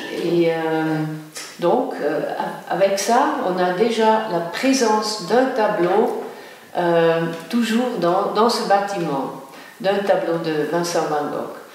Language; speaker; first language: French; non-native, local second language; German